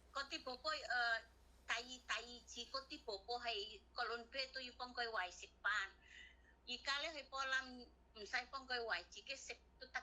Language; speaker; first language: Cantonese; non-native, fluent; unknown